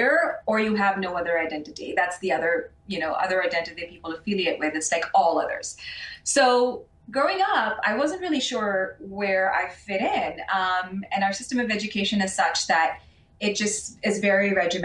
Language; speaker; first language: English; non-native, local second language; Urdu